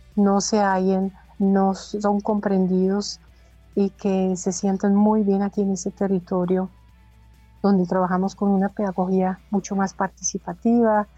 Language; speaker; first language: Spanish; non-native, fluent; German